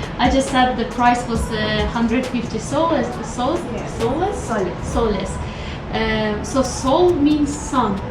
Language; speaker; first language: English; non-native, fluent; Ukrainian